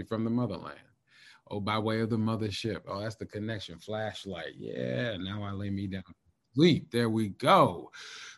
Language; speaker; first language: English; native; English